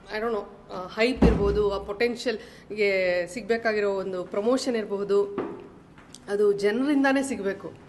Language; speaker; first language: Kannada; native; Kannada